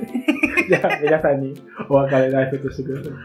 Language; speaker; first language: Japanese; native; Japanese